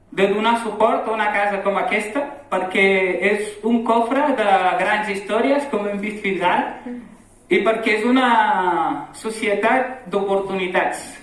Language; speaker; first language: Catalan; early bilingual, other home language; Arabic